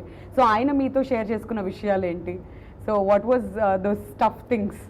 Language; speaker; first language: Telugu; native; Telugu